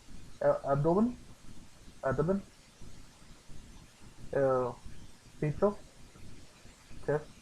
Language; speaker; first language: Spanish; non-native, learner; English